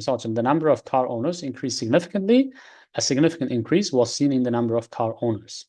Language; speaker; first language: English; non-native, fluent; Uzbek